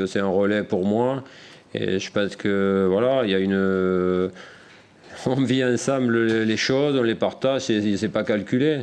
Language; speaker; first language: French; native; French